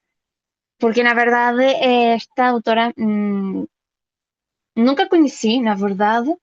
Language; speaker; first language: Portuguese; non-native, fluent; Spanish